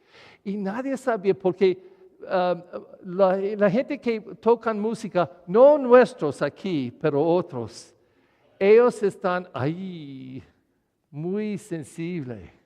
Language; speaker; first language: Spanish; non-native, learner; English